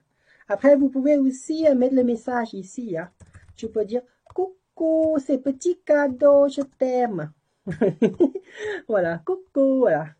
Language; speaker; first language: French; non-native, learner; Thai